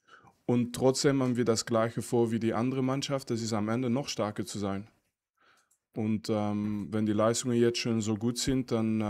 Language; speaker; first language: German; non-native, fluent; French